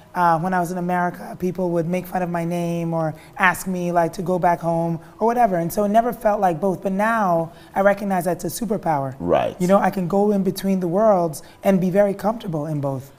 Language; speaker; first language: English; early bilingual, other home language; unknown